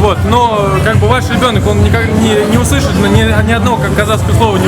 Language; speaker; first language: Russian; native; Russian